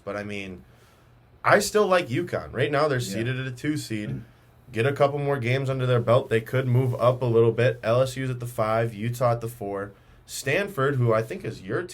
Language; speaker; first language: English; native; English